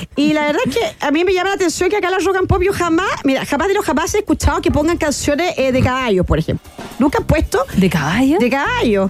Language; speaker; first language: Spanish; native; Spanish